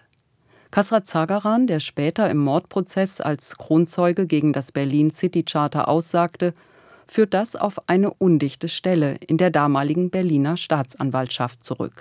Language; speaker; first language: German; native; German